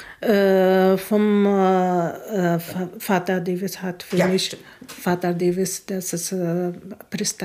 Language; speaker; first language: German; non-native, learner; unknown